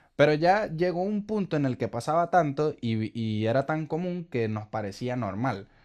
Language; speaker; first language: Spanish; native; Spanish